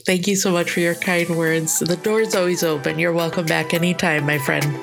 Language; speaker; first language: English; native; English